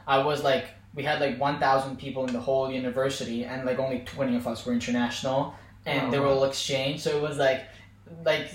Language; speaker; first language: English; non-native, fluent; Azerbaijani